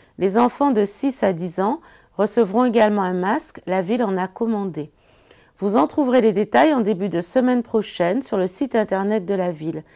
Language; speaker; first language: French; native; French